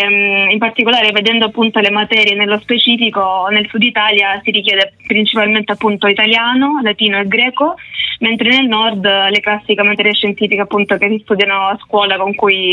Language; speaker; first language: Italian; native; Italian